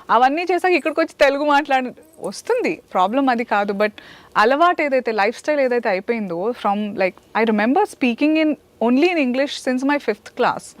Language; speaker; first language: Telugu; native; Telugu